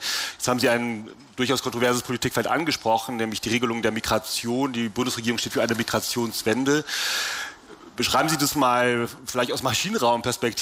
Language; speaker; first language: German; native; German